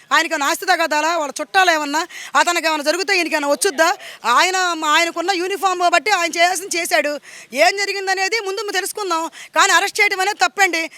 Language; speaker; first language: Telugu; native; Telugu